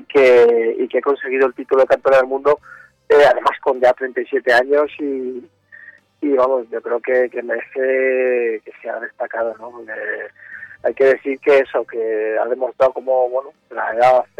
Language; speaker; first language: Spanish; native; Spanish